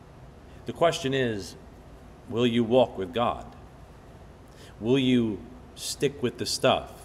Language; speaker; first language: English; native; English